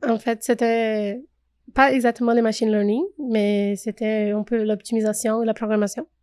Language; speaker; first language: French; non-native, fluent; Portuguese